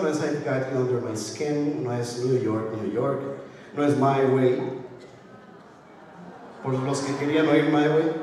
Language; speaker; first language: Spanish; native; Spanish